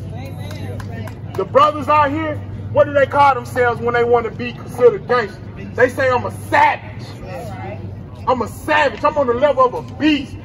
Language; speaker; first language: English; native; English